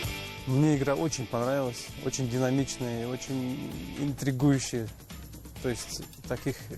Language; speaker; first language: Russian; non-native, local second language; Tatar